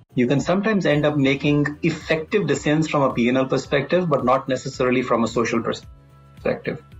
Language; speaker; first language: English; non-native, local second language; Hindi